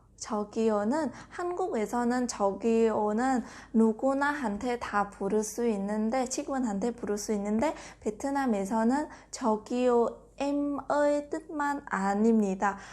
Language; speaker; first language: Korean; non-native, fluent; Vietnamese